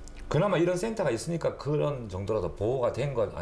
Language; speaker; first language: Korean; native; Korean